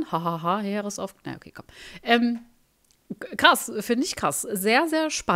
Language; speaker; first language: German; native; German